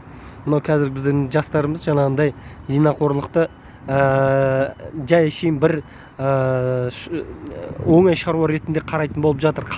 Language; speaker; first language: Kazakh; native; Kazakh